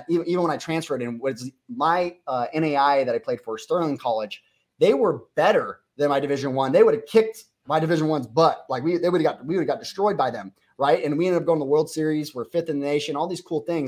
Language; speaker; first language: English; native; English